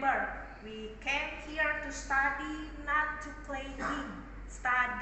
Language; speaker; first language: English; non-native, learner; Indonesian